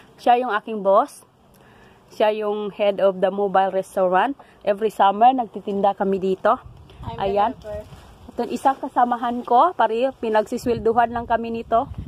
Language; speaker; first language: Filipino; non-native, local second language; Cebuano